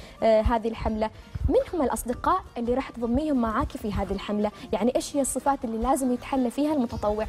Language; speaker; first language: Arabic; native; Arabic